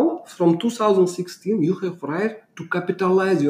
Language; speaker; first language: English; non-native, learner; Uzbek